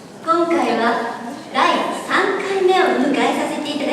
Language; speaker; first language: Japanese; native; Japanese